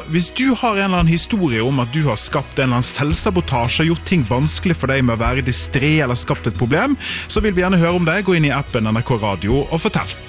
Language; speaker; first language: Norwegian; native; Norwegian